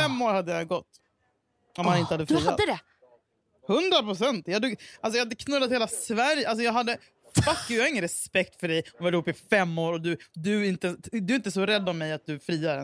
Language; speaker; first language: Swedish; native; Swedish